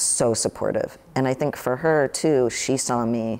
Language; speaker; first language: English; native; English